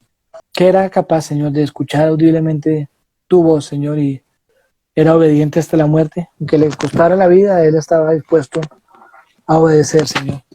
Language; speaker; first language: Spanish; native; Spanish